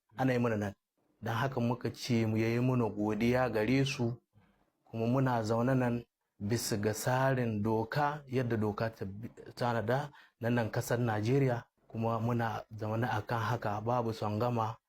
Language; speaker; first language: Hausa; non-native, local second language; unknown